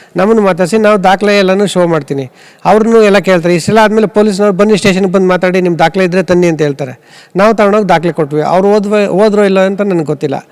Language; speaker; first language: Kannada; native; Kannada